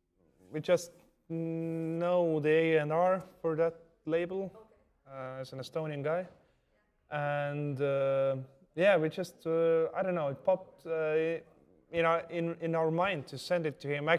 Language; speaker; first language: English; non-native, fluent; Estonian